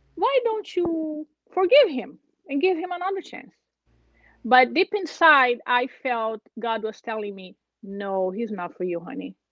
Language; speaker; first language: English; non-native, fluent; Portuguese